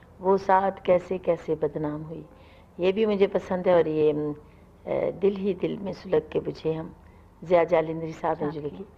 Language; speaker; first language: Urdu; non-native, local second language; Punjabi